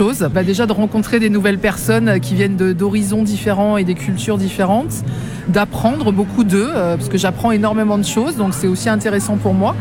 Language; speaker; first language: French; native; French